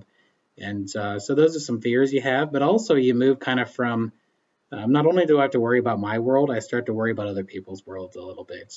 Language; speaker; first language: English; native; English